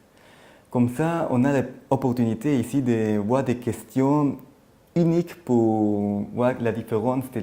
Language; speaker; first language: French; non-native, fluent; German